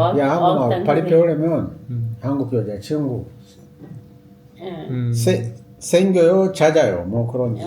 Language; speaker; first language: Korean; non-native, learner; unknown